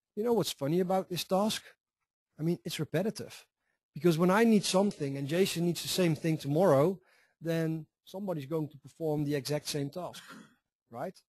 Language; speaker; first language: English; non-native, fluent; Dutch